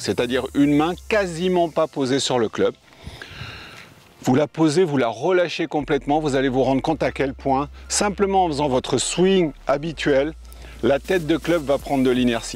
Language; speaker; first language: French; native; French